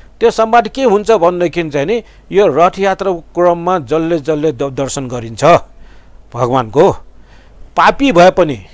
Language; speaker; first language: Nepali; non-native, local second language; Newari